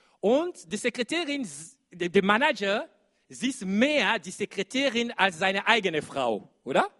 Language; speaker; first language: German; non-native, fluent; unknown